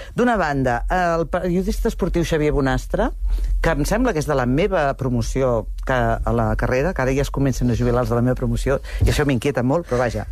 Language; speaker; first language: Catalan; native; Catalan